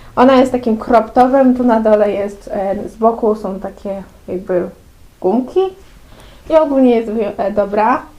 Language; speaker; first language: Polish; native; Polish